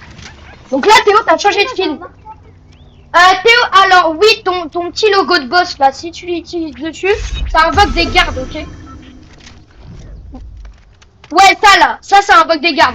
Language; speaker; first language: French; native; French